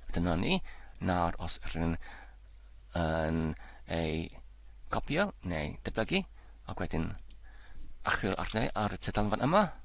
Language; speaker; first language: Welsh; non-native, learner; Polish